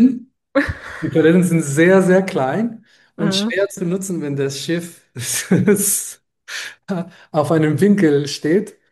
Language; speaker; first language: German; non-native, fluent; Spanish